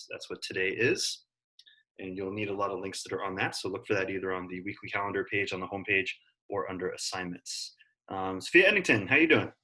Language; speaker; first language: English; native; English